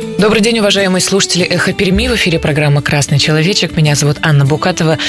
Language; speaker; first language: Russian; native; Russian